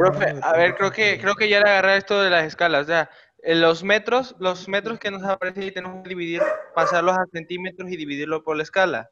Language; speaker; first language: Spanish; native; Spanish